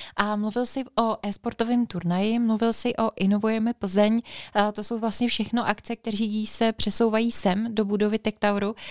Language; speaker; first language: Czech; native; Czech